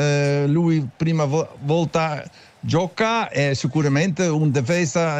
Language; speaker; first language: Italian; non-native, learner; Dutch